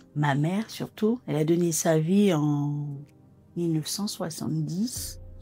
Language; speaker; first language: French; native; French